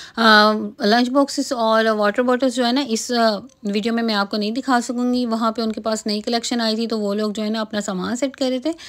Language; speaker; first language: Urdu; native; Urdu